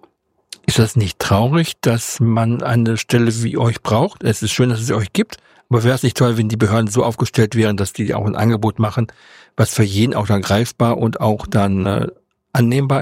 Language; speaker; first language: German; native; German